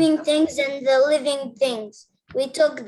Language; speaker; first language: English; non-native, learner; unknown